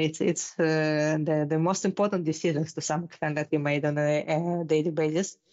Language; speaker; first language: English; non-native, fluent; Russian